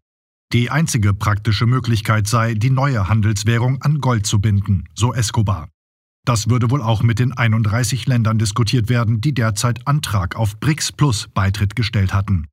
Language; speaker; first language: German; native; German